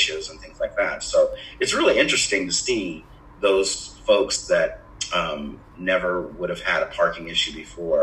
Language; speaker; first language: English; native; English